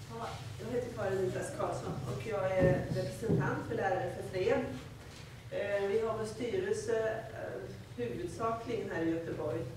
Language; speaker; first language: Swedish; native; Swedish